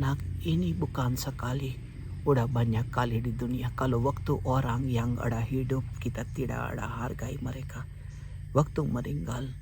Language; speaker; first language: Indonesian; non-native, fluent; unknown